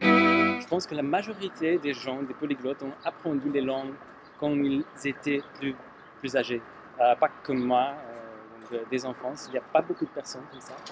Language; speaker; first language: French; non-native, fluent; Slovak